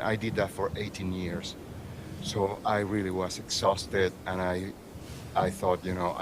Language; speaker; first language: English; non-native, fluent; Spanish